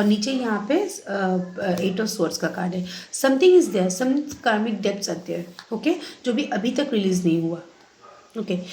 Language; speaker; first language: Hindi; non-native, local second language; Bangla